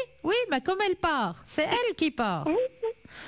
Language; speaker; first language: French; native; French